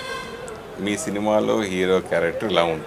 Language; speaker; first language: Telugu; native; Telugu